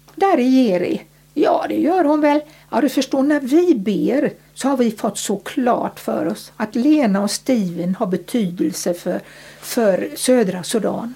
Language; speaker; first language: Swedish; early bilingual, other home language; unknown